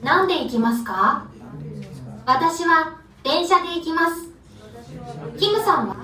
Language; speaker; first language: Japanese; non-native, learner; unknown